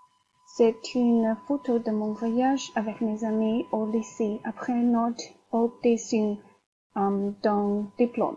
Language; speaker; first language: French; non-native, learner; Chinese